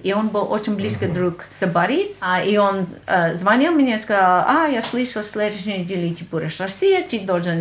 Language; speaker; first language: Russian; non-native, learner; English